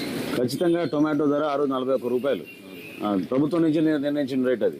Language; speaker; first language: Telugu; native; Telugu